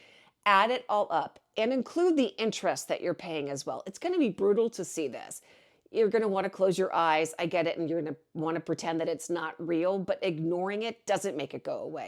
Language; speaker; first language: English; native; English